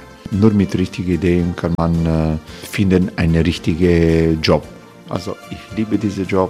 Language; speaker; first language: German; non-native, learner; Croatian